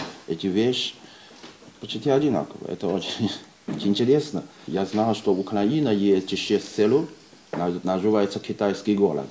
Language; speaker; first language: Russian; non-native, learner; Chinese